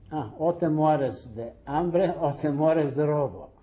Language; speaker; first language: Spanish; early bilingual, heritage; Ladino